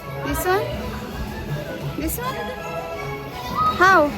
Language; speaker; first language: English; non-native, local second language; Filipino